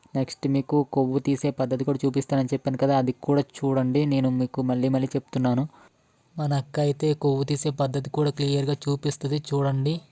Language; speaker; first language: Telugu; non-native, local second language; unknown